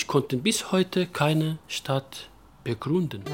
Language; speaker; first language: German; non-native, local second language; Kurdish